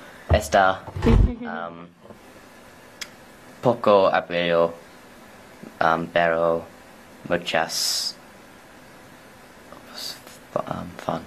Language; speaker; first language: Spanish; non-native, learner; English